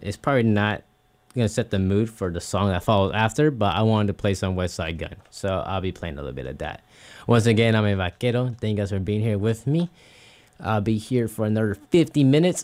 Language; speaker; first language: English; early bilingual, other home language; Spanish